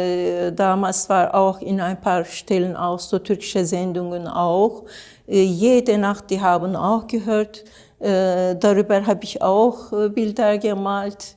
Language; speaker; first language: German; non-native, learner; Turkish